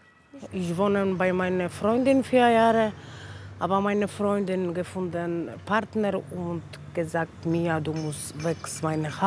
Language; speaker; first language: German; non-native, learner; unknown